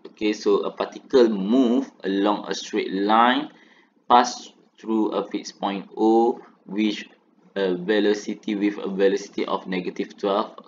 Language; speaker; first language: English; non-native, local second language; Malay